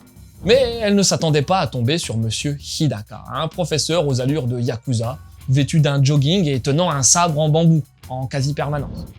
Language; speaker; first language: French; native; French